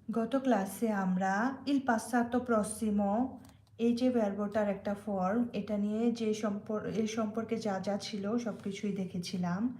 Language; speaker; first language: Bangla; native; Bangla